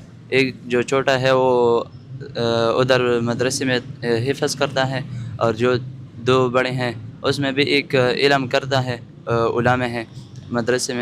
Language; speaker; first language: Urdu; non-native, local second language; Pashto